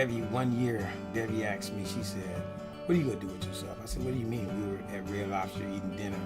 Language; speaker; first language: English; native; English